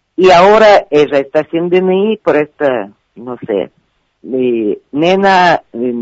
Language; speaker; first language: Spanish; non-native, learner; Ukrainian